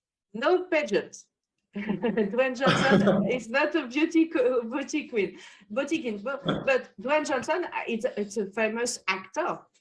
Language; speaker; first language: English; non-native, learner; French